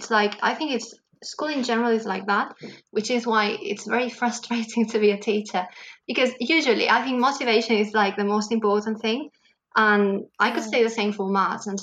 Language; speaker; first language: English; non-native, fluent; Catalan